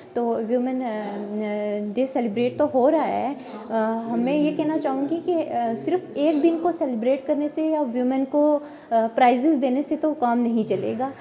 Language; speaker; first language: Hindi; non-native, local second language; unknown